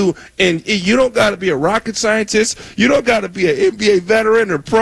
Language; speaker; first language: English; native; English